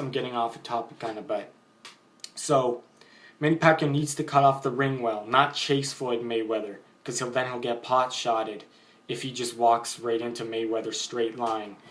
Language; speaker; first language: English; native; English